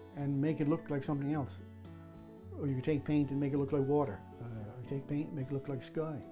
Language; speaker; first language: English; native; English